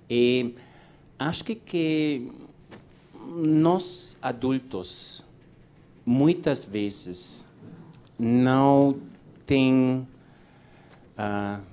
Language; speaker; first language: Portuguese; non-native, learner; English